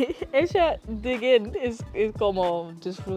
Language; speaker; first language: Spanish; non-native, learner; English